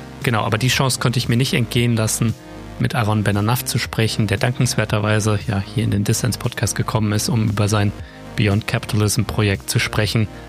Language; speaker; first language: German; native; German